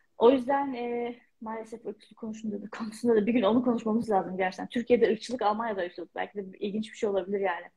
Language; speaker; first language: Turkish; native; Turkish